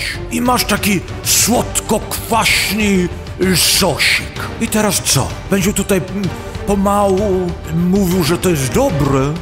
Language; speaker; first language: Polish; early bilingual, heritage; Polish